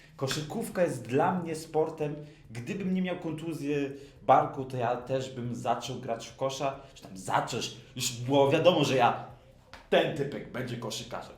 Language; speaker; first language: Polish; early bilingual, heritage; Polish